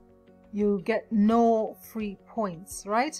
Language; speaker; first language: English; native; English